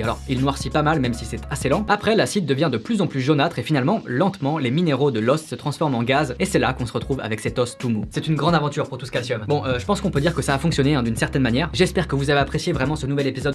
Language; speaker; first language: French; native; French